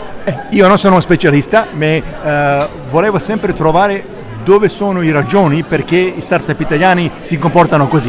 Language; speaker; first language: Italian; non-native, learner; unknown